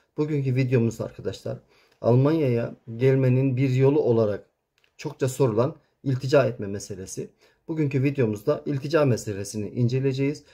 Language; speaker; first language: Turkish; native; Turkish